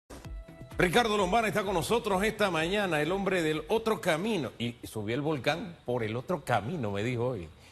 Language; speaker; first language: Spanish; native; Spanish